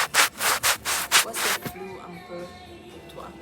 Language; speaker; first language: French; non-native, learner; Thai